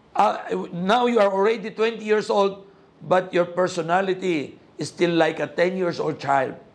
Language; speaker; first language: English; non-native, local second language; Filipino